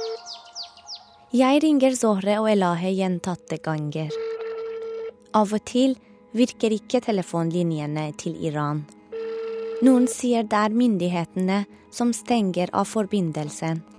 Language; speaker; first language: Norwegian; non-native, fluent; Persian